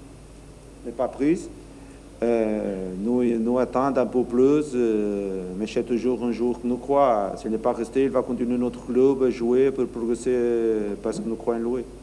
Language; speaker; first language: French; non-native, learner; Portuguese